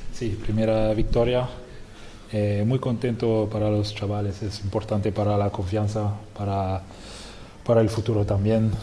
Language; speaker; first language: Spanish; non-native, fluent; French